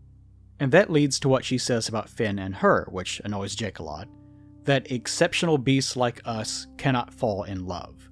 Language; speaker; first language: English; native; English